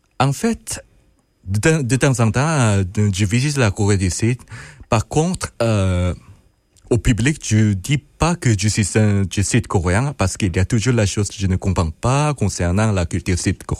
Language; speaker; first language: French; non-native, fluent; Korean